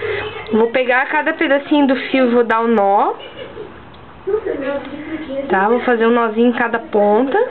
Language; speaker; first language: Portuguese; native; Portuguese